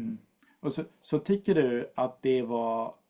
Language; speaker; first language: Swedish; non-native, fluent; English